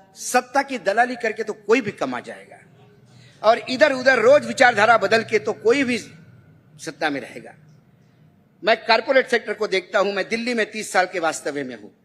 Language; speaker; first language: Hindi; non-native, local second language; Marathi